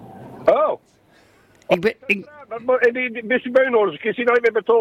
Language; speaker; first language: Dutch; native; Dutch